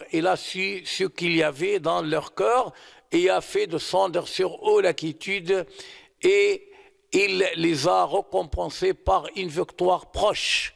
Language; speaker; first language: French; non-native, fluent; Arabic